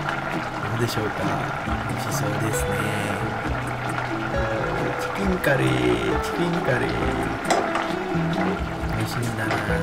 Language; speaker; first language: Japanese; non-native, learner; Sinhala